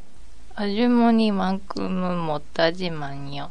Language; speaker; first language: Korean; non-native, learner; Japanese